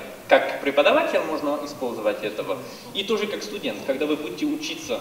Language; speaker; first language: Russian; non-native, fluent; French